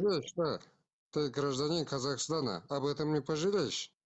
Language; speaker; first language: Russian; non-native, local second language; Kazakh